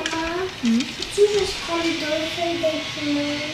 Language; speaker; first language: French; native; French